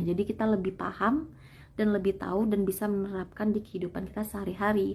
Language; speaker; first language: Indonesian; native; Indonesian